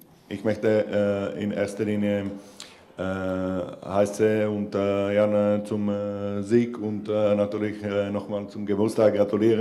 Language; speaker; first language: German; non-native, fluent; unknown